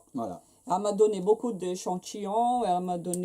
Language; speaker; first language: French; non-native, fluent; Portuguese